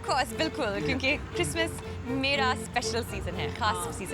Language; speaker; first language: Hindi; non-native, fluent; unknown